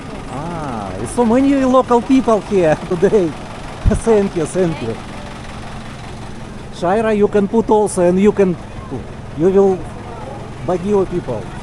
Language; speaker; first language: English; non-native, learner; Russian